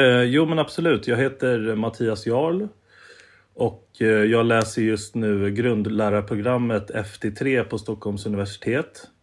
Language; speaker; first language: Swedish; native; Swedish